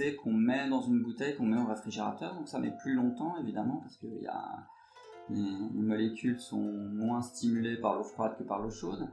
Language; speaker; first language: French; native; French